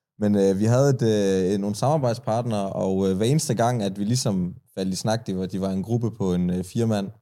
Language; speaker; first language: Danish; early bilingual, other home language; Persian